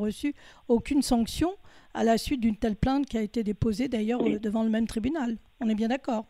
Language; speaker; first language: French; native; French